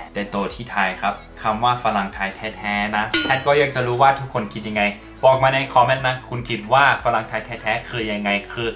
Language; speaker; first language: Thai; non-native, fluent; English